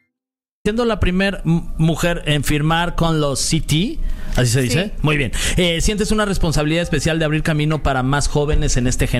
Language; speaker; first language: Spanish; native; Spanish